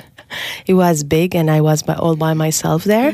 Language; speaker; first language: English; non-native, fluent; Arabic